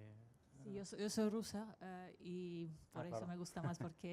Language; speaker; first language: Spanish; non-native, fluent; Russian